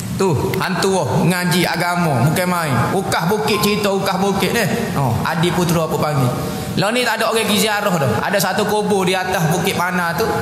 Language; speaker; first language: Malay; native; Malay